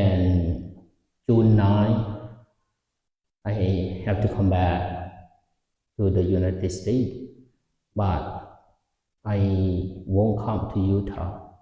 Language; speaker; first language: English; non-native, fluent; Lao